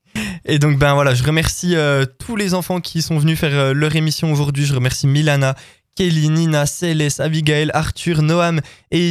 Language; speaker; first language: French; native; French